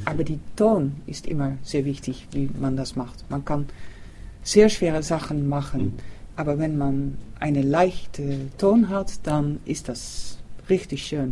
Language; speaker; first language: German; non-native, learner; Dutch